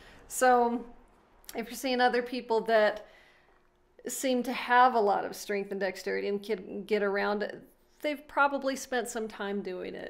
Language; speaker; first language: English; native; English